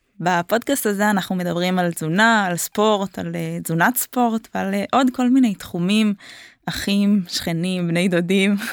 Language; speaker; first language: Hebrew; native; Hebrew